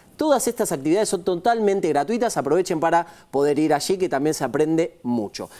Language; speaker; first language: Spanish; native; Spanish